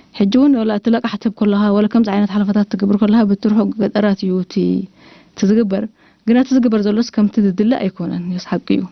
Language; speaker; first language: Tigrinya; non-native, local second language; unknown